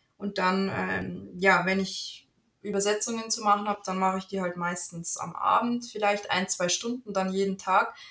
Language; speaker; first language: German; native; German